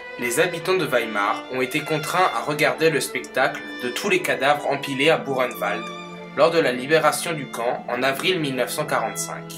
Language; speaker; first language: French; native; French